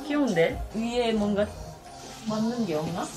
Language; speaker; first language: Korean; non-native, fluent; Japanese